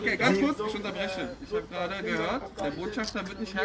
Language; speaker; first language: German; native; German